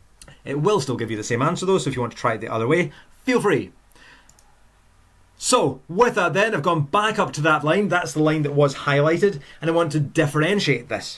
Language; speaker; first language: English; native; English